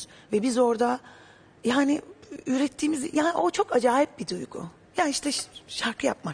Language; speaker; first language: Turkish; native; Turkish